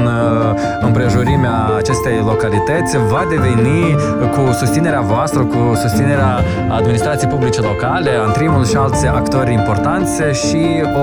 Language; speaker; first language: Romanian; native; Romanian